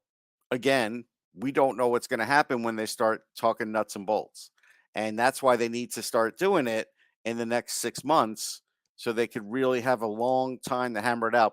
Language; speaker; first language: English; native; English